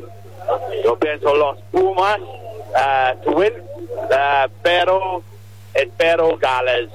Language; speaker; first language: Spanish; non-native, learner; English